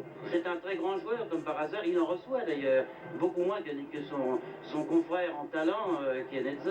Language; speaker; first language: French; native; French